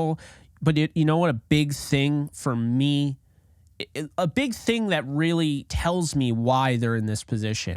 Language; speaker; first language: English; native; English